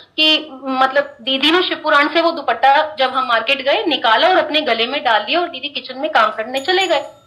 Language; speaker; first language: Hindi; non-native, local second language; Punjabi